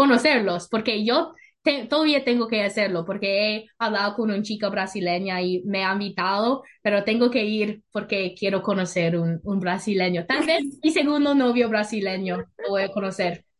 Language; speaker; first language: Spanish; non-native, learner; English